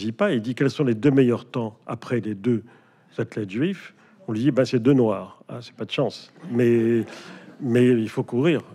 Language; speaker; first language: French; native; French